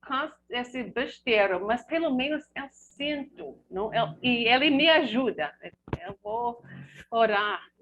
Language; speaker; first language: Portuguese; non-native, learner; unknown